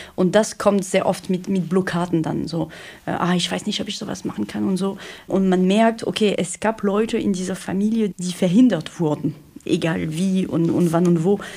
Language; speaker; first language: German; non-native, fluent; French